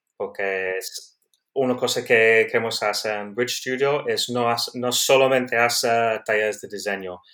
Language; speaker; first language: Spanish; non-native, learner; English